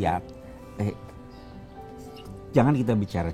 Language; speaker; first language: Indonesian; native; Indonesian